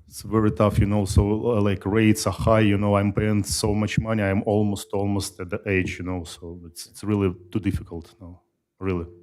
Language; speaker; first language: English; non-native, fluent; Russian